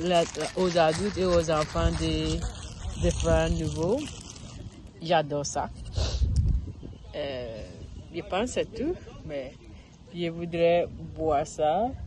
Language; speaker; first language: French; non-native, learner; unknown